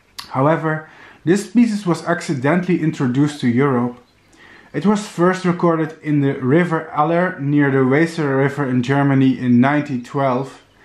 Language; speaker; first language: English; non-native, fluent; Dutch